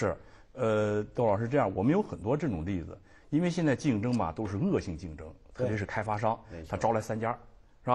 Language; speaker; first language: Chinese; native; Chinese